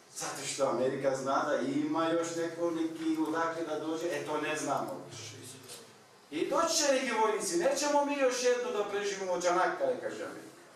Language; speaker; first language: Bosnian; non-native, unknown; Turkish